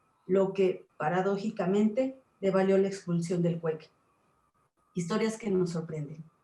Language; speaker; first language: Spanish; native; Spanish